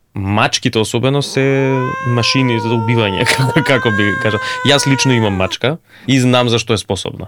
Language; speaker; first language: Macedonian; native; Macedonian